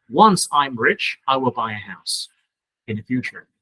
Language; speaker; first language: English; non-native, fluent; Vietnamese